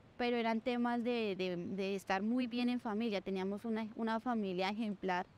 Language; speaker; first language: Spanish; native; Spanish